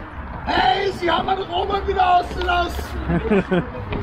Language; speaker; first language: German; native; German